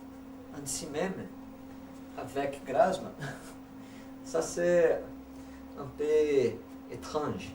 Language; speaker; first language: French; non-native, learner; Portuguese